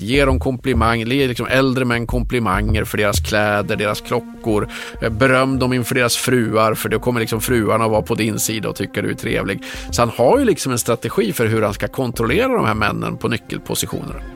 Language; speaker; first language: Swedish; native; Swedish